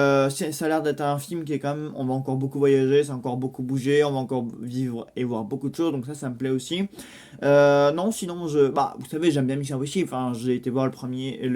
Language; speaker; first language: French; native; French